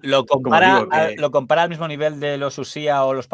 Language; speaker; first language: Spanish; native; Spanish